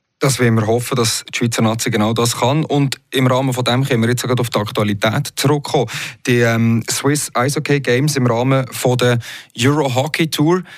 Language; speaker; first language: German; native; German